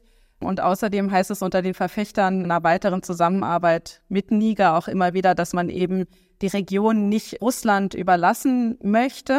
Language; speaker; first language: German; native; German